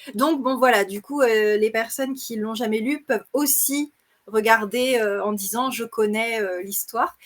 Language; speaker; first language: French; native; French